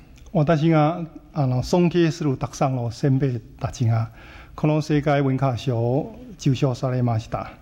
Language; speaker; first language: Japanese; non-native, fluent; Chinese